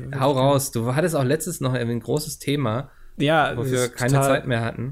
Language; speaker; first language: German; native; German